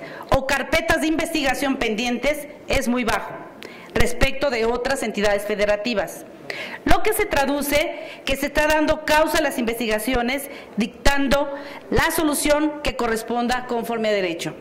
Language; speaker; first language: Spanish; native; Spanish